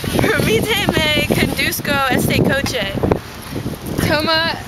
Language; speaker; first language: Spanish; non-native, learner; English